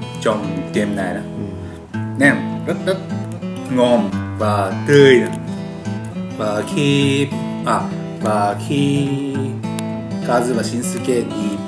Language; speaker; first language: Vietnamese; non-native, learner; Japanese